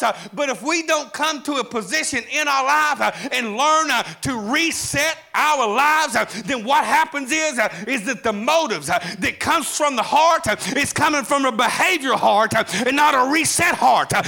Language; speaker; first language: English; native; English